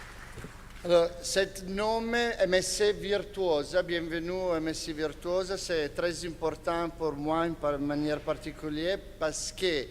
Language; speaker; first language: French; non-native, fluent; Italian